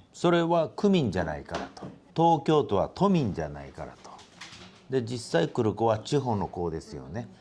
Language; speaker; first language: Japanese; native; Japanese